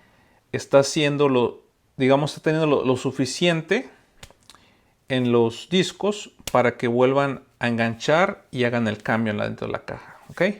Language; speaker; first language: Spanish; native; Spanish